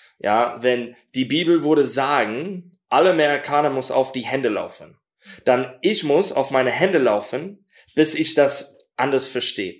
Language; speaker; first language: German; non-native, learner; English